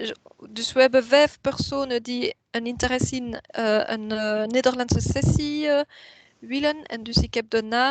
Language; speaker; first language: Dutch; non-native, local second language; French